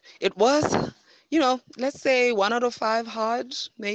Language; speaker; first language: English; non-native, local second language; Southern Sotho